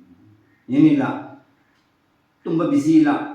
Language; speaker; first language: Kannada; non-native, local second language; Tibetan